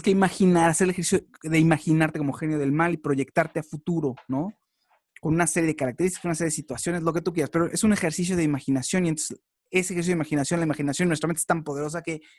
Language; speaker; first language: Spanish; native; Spanish